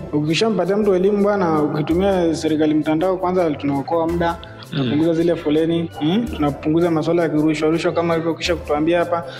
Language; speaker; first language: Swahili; native; Swahili